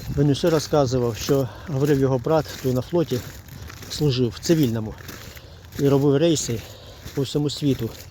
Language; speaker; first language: Ukrainian; native; Ukrainian